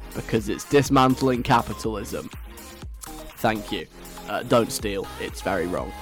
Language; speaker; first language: English; native; English